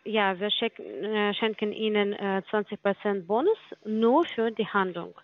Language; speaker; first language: German; non-native, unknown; Polish